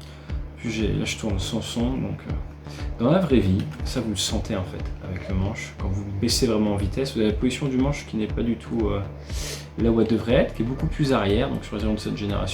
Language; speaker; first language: French; native; French